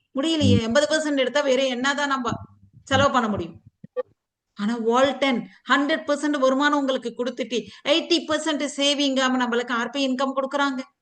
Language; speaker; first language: Tamil; non-native, fluent; Telugu